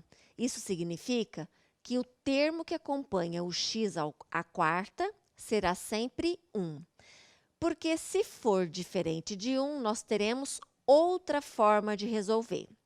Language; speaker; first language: Portuguese; native; Portuguese